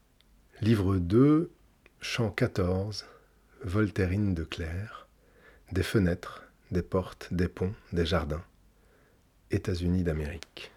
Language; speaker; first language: French; native; French